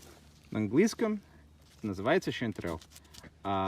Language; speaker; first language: Russian; non-native, learner; English